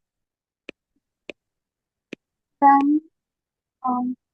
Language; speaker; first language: German; non-native, learner; Hindi